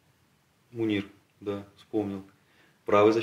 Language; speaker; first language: Russian; native; Russian